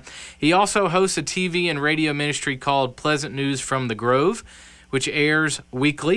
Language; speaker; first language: English; native; English